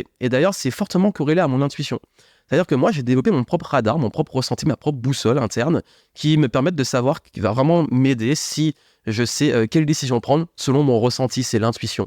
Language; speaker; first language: French; native; French